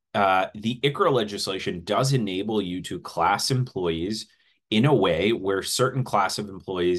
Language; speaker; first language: English; native; English